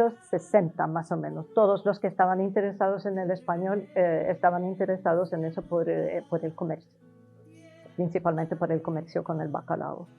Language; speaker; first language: Spanish; non-native, fluent; Norwegian